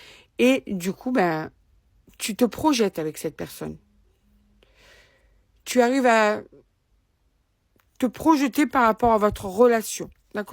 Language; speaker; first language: French; native; French